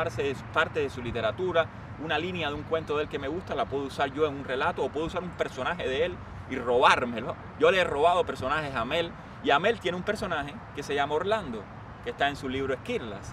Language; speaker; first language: Spanish; native; Spanish